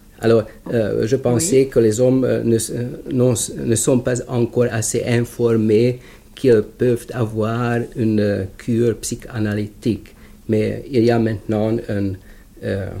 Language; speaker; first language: French; non-native, fluent; Hungarian